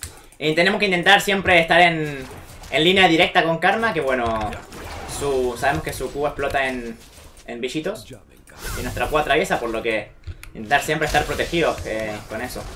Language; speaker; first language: Spanish; native; Spanish